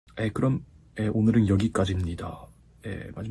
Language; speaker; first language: Korean; non-native, fluent; Japanese